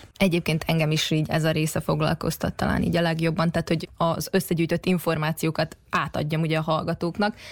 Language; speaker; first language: Hungarian; native; Hungarian